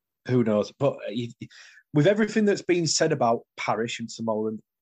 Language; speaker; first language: English; native; English